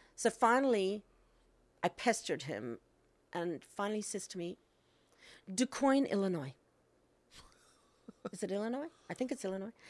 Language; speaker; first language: English; native; English